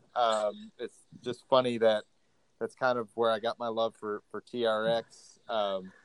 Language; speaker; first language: English; native; English